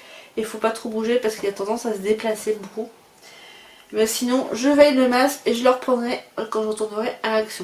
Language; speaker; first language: French; native; French